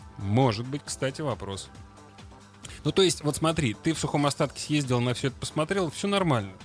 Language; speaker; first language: Russian; native; Russian